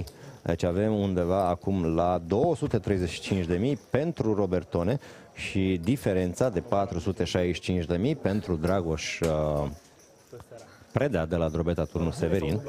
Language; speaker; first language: Romanian; native; Romanian